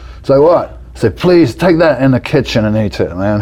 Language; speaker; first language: English; native; English